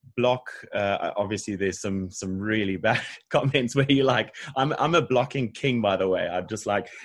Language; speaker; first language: English; native; English